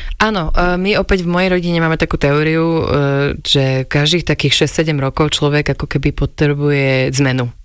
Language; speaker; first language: Slovak; early bilingual, other home language; English